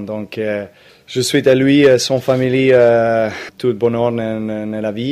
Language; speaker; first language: French; non-native, learner; Serbian